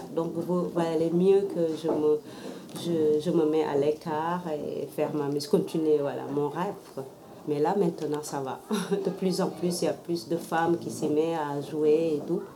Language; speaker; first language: French; non-native, local second language; Wolof